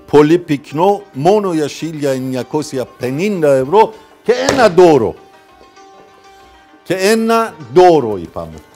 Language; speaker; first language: Greek; non-native, fluent; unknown